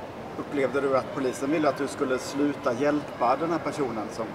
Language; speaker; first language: Swedish; native; Swedish